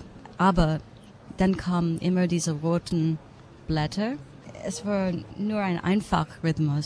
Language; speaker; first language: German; non-native, fluent; English